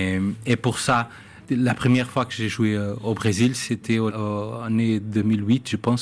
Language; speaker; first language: French; non-native, fluent; Portuguese